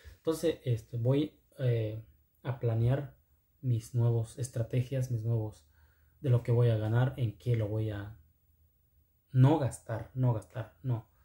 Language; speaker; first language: Spanish; non-native, local second language; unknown